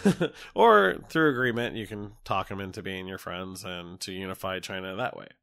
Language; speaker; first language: English; native; English